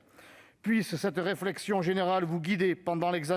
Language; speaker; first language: French; native; French